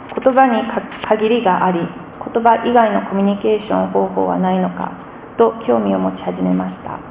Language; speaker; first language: Japanese; non-native, fluent; English